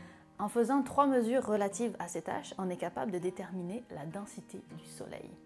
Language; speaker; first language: French; native; French